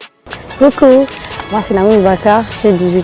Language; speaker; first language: French; non-native, local second language; Fula